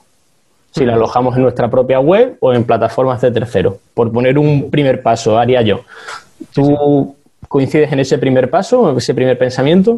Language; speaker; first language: Spanish; native; Spanish